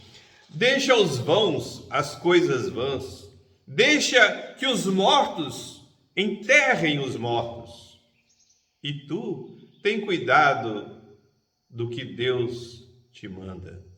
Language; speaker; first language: Portuguese; native; Portuguese